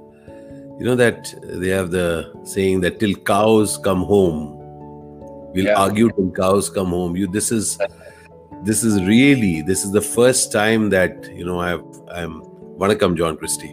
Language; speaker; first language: English; non-native, local second language; Hindi